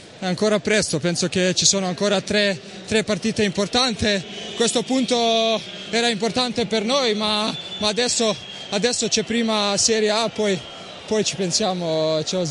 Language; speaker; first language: Italian; non-native, learner; Bosnian